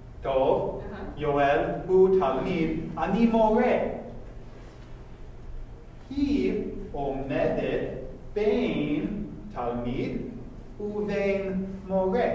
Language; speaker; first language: Hebrew; non-native, fluent; English